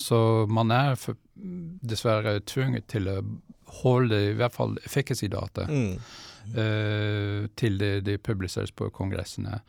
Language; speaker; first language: Norwegian; non-native, fluent; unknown